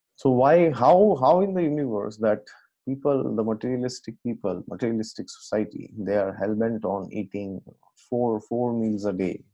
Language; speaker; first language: English; non-native, local second language; Assamese